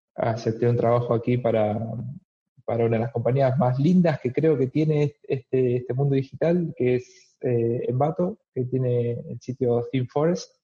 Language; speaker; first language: Spanish; native; Spanish